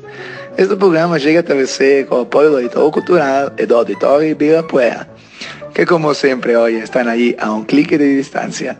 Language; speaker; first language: Portuguese; non-native, learner; Italian